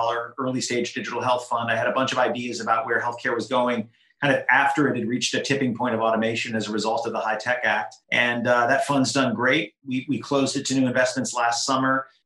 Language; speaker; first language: English; native; English